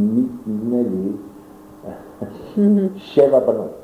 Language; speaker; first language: Hebrew; non-native, fluent; German